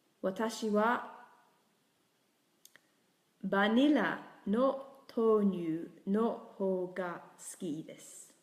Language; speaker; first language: Japanese; non-native, learner; English